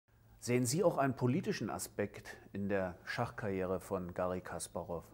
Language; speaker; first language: German; native; German